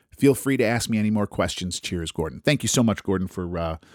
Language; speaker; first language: English; native; English